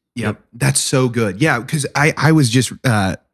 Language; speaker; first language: English; native; English